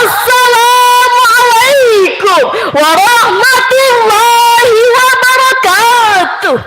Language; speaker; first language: Arabic; non-native, learner; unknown